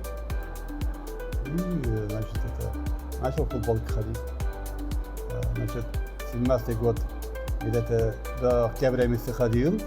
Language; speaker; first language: Russian; non-native, local second language; Tatar